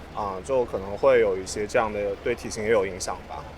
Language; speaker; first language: Chinese; native; Chinese